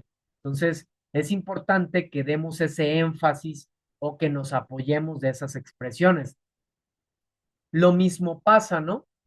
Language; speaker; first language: Spanish; native; Spanish